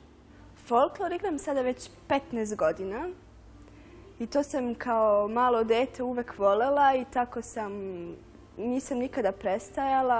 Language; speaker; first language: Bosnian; early bilingual, heritage; Serbian